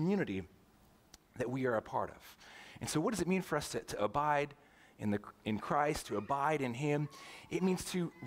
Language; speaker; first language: English; native; English